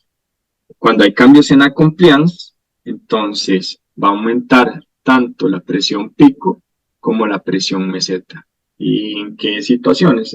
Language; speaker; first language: Spanish; native; Spanish